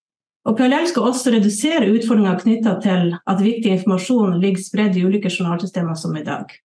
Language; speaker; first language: Norwegian; native; Norwegian